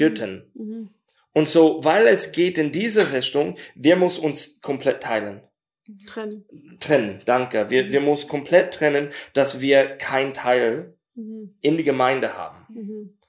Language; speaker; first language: German; non-native, learner; English